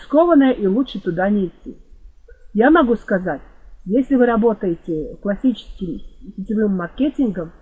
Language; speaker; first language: Russian; non-native, fluent; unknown